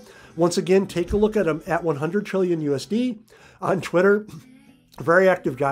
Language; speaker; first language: English; native; English